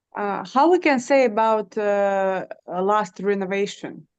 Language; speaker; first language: English; non-native, learner; Russian